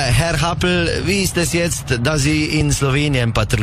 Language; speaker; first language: German; non-native, learner; Slovenian